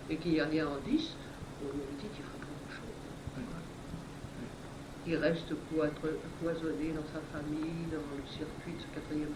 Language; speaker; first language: French; native; French